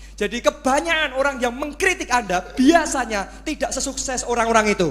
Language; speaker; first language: Indonesian; native; Indonesian